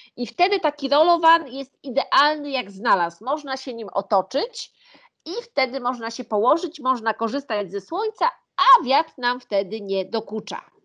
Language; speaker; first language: Polish; native; Polish